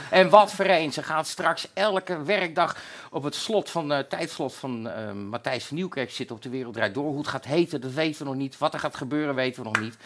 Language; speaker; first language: Dutch; native; Dutch